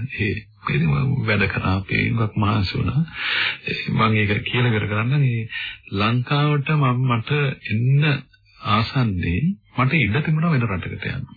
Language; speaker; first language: Sinhala; native; Sinhala